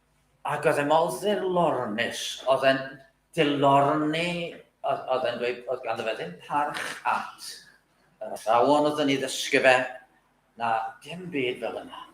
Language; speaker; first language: Welsh; native; Welsh